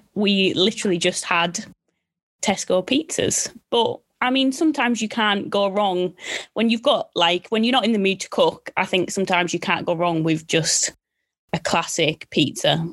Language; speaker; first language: English; native; English